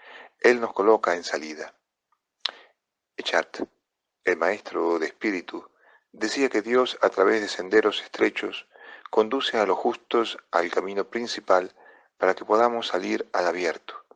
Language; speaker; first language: Spanish; non-native, fluent; Italian